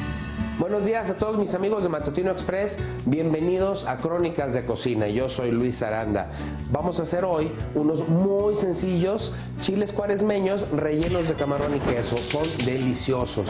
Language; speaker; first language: Spanish; native; Spanish